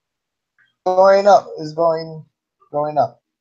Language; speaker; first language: English; non-native, learner; Spanish